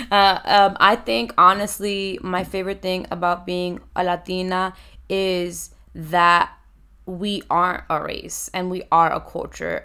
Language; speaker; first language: English; early bilingual, other home language; Spanish